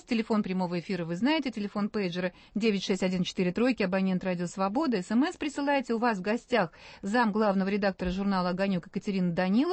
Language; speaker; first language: Russian; native; Russian